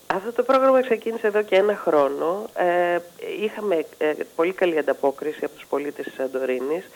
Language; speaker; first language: Greek; native; Greek